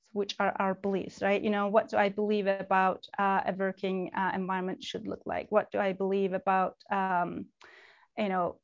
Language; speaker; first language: English; non-native, fluent; Turkish